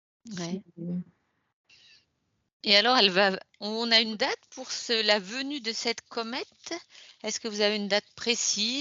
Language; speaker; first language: French; native; French